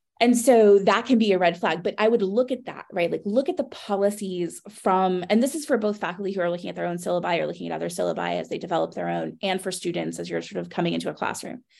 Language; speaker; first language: English; native; English